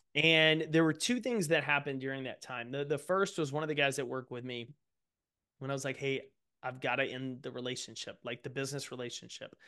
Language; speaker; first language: English; native; English